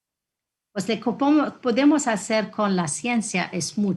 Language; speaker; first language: Spanish; non-native, fluent; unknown